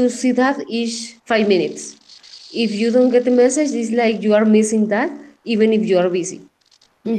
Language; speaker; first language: English; non-native, learner; Spanish